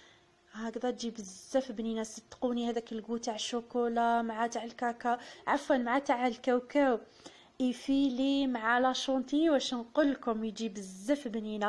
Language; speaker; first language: Arabic; native; Arabic